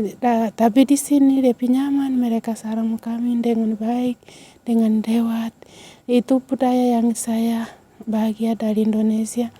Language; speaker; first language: Indonesian; non-native, learner; Swahili